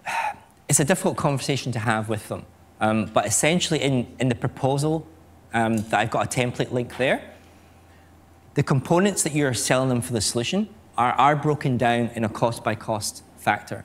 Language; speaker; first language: English; native; English